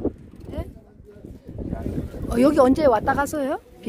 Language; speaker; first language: Korean; native; Korean